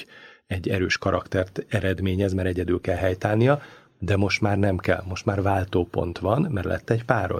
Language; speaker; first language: Hungarian; native; Hungarian